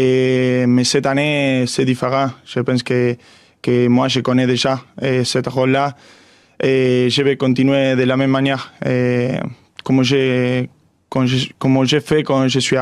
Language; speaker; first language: French; non-native, fluent; Spanish